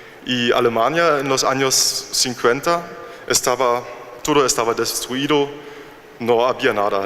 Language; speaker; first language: Spanish; non-native, learner; German